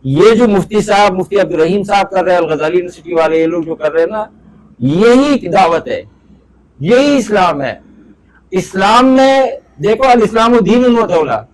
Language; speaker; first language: Urdu; non-native, local second language; Pashto